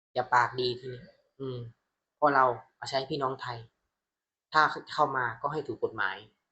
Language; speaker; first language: Thai; non-native, fluent; Burmese